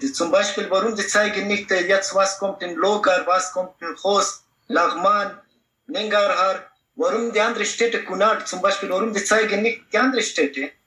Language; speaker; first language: German; non-native, learner; Pashto